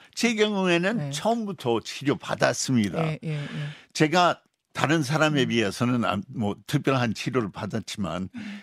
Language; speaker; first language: Korean; non-native, fluent; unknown